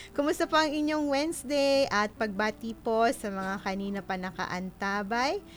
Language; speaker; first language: Filipino; non-native, local second language; Bikol